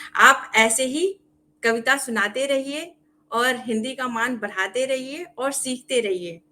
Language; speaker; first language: Hindi; native; Hindi